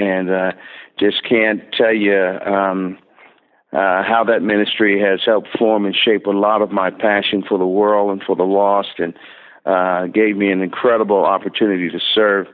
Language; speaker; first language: English; native; English